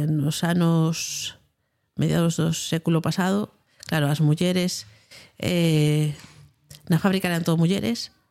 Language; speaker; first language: Galician; non-native, local second language; Spanish